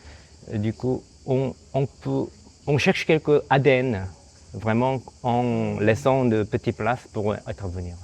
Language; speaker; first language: French; non-native, fluent; Korean